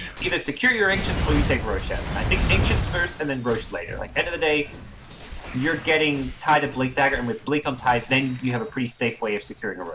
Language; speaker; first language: English; native; English